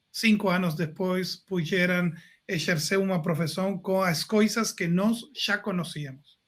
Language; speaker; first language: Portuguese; non-native, learner; Spanish